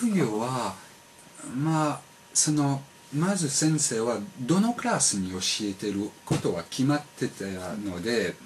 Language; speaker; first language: Japanese; non-native, fluent; French